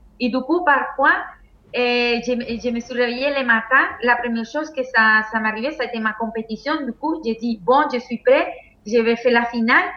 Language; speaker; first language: French; non-native, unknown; Spanish